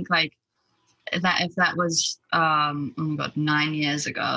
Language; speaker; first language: English; native; English